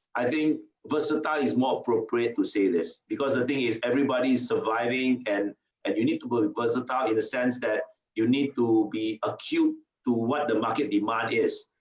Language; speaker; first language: English; non-native, local second language; Chinese